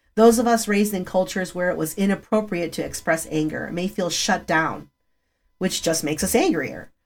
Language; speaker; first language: English; early bilingual, other home language; Spanish